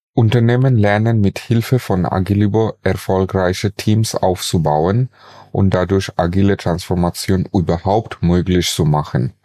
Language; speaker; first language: German; non-native, fluent; Bangla